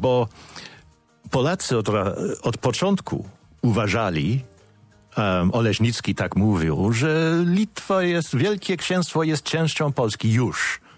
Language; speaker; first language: Polish; non-native, fluent; English